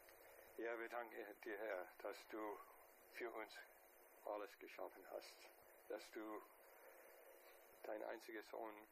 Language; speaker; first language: German; non-native, fluent; English